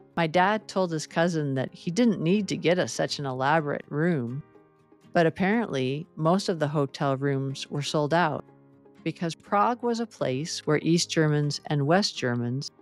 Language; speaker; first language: English; native; English